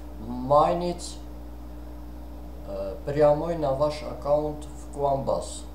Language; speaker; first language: Russian; non-native, fluent; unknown